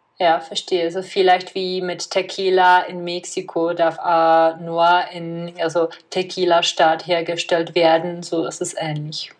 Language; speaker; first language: German; non-native, fluent; Czech